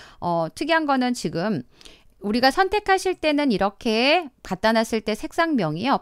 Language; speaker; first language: Korean; native; Korean